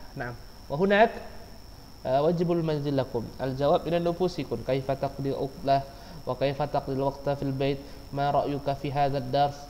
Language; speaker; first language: Arabic; non-native, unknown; Indonesian